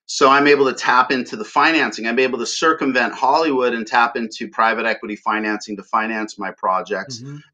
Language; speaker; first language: English; native; English